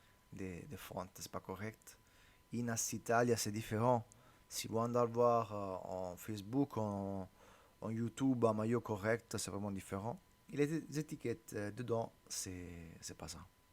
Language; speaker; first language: French; non-native, learner; Italian